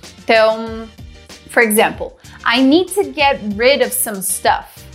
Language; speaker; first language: English; non-native, fluent; Portuguese